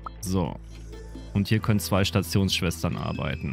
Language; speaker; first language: German; native; German